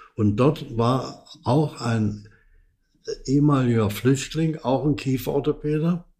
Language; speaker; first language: German; native; German